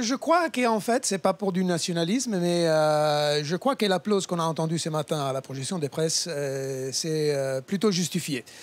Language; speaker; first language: French; non-native, fluent; Italian